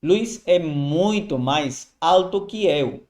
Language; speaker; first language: Portuguese; non-native, fluent; Spanish